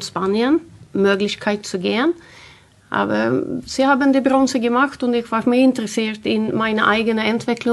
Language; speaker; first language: German; non-native, learner; Swedish